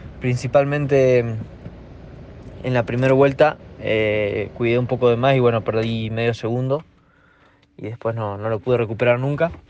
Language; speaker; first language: Spanish; native; Spanish